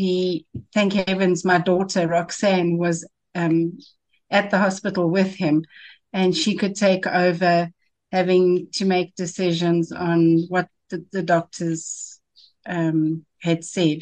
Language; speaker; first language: English; native; English